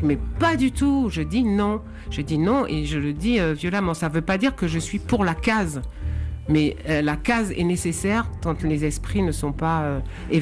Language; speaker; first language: French; native; French